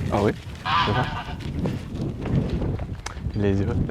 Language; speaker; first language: French; non-native, learner; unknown